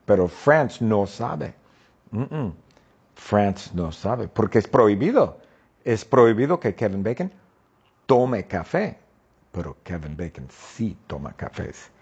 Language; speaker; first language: Spanish; non-native, fluent; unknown